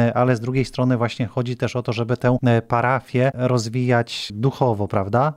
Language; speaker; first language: Polish; native; Polish